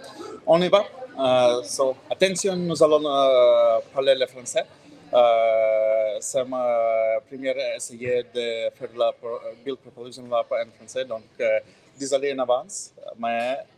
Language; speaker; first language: French; non-native, learner; English